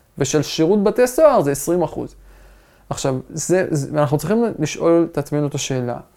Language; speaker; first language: Hebrew; non-native, local second language; Arabic